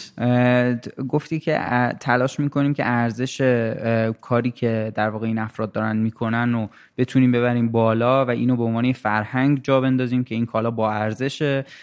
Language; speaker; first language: Persian; native; Persian